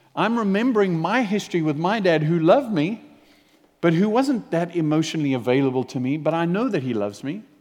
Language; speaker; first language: English; native; English